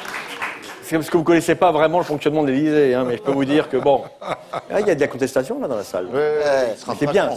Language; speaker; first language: French; native; French